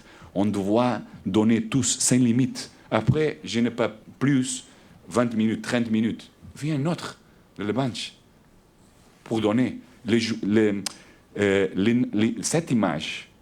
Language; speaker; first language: French; non-native, learner; Portuguese